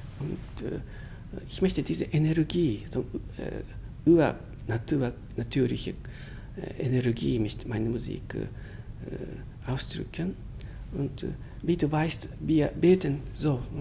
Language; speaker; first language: German; non-native, learner; Japanese